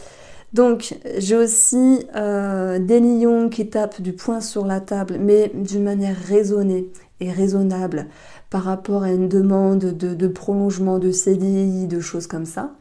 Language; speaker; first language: French; native; French